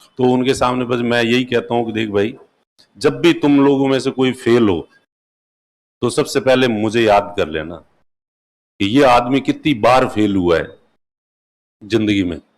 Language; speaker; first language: Hindi; non-native, local second language; Marwari